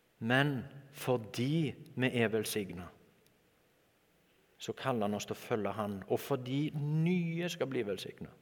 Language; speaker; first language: Norwegian; native; Norwegian